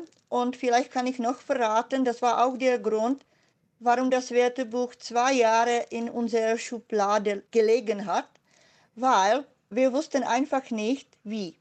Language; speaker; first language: German; non-native, fluent; Czech